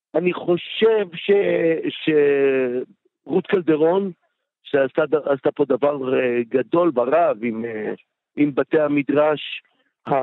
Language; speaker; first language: Hebrew; native; Hebrew